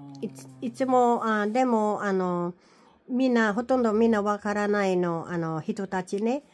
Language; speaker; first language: Japanese; non-native, learner; Filipino